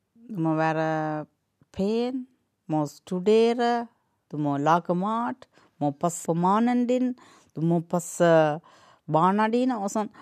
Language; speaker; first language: Norwegian; non-native, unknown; Tamil